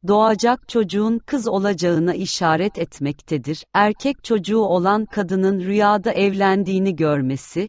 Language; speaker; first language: Turkish; native; Turkish